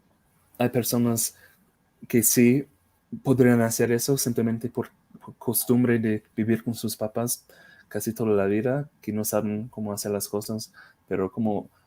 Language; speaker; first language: Spanish; non-native, fluent; English